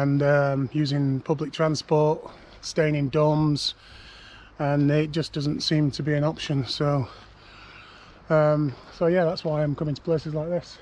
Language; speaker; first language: English; native; English